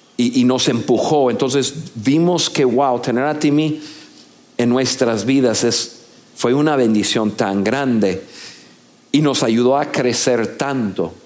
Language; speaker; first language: Spanish; non-native, fluent; English